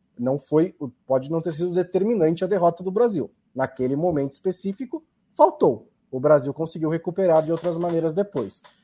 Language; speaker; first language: Portuguese; native; Portuguese